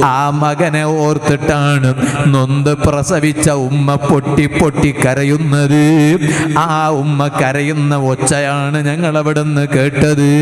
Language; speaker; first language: Malayalam; non-native, local second language; Kannada